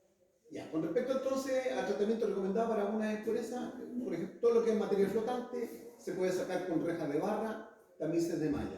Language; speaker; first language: Spanish; native; Spanish